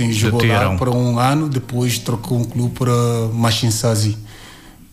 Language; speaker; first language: Portuguese; non-native, learner; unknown